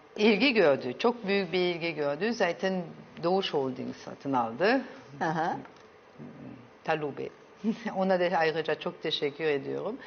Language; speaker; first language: Turkish; early bilingual, heritage; Turkish